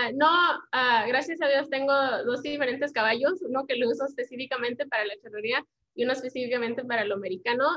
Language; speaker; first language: Spanish; early bilingual, heritage; Spanish